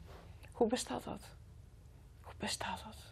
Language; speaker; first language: Dutch; non-native, fluent; Greek